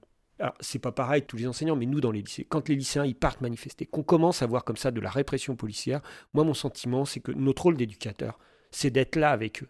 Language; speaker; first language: French; native; French